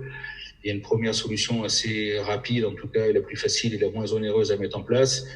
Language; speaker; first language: French; native; French